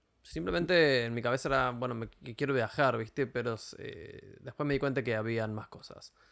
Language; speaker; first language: Spanish; native; Spanish